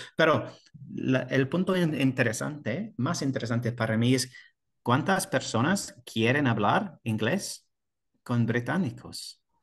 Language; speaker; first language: Spanish; non-native, learner; English